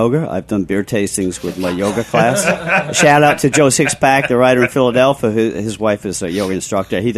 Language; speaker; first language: English; native; English